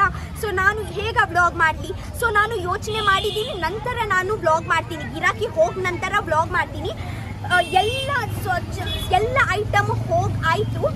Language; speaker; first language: Kannada; non-native, local second language; Tulu